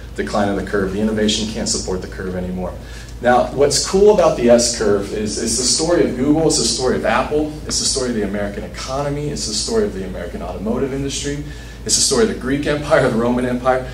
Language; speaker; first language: English; native; English